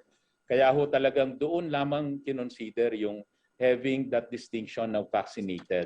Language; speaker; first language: Filipino; native; Filipino